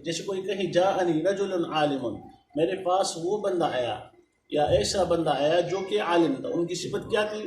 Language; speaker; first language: Urdu; non-native, local second language; Pashto